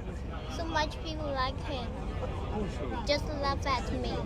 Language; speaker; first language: English; non-native, learner; Chinese